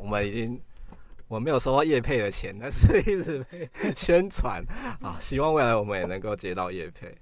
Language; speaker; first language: Chinese; native; Chinese